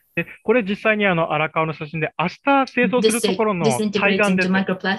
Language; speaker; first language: Japanese; native; Japanese